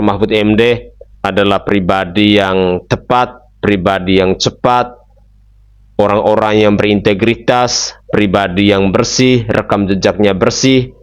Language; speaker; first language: Indonesian; native; Indonesian